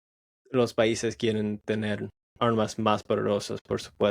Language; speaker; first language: Spanish; non-native, learner; English